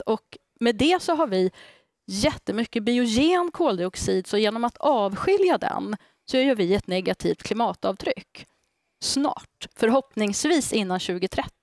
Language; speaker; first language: Swedish; native; Swedish